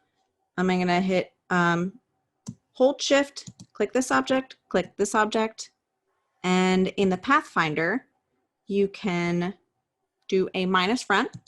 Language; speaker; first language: English; native; English